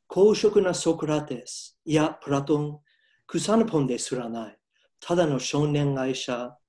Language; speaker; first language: Japanese; non-native, fluent; English